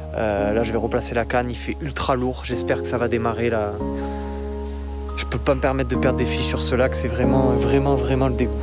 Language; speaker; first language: French; native; French